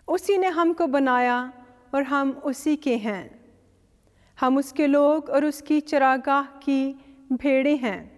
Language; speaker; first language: Urdu; native; Urdu